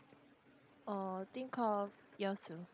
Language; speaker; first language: English; non-native, learner; Korean